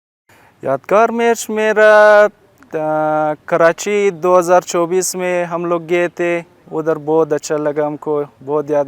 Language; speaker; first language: Hindi; non-native, local second language; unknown